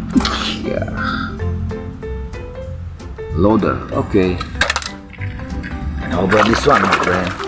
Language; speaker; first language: English; non-native, learner; Indonesian